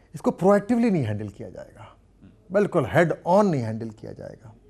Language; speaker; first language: Hindi; native; Hindi